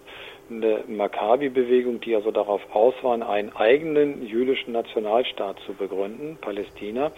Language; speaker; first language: German; native; German